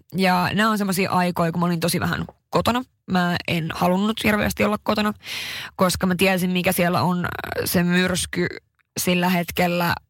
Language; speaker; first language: Finnish; early bilingual, heritage; Finnish